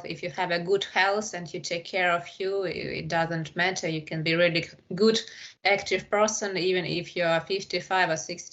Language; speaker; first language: English; non-native, learner; Ukrainian